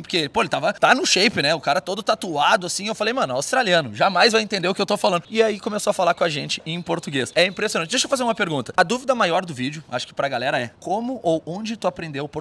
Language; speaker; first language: Portuguese; native; Portuguese